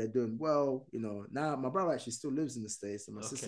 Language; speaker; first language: English; non-native, fluent; Arabic